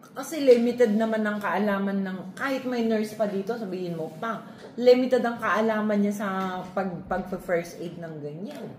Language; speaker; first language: Filipino; non-native, local second language; Iloko